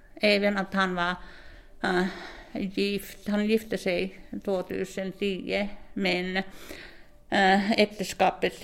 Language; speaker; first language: Swedish; non-native, fluent; Finnish